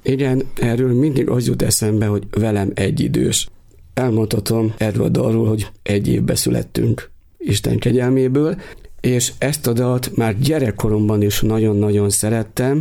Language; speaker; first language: Hungarian; native; Hungarian